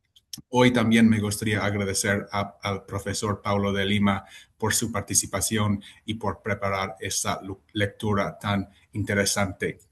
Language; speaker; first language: Spanish; non-native, fluent; English